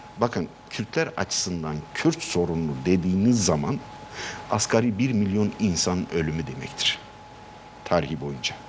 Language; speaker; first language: Turkish; non-native, local second language; Kurdish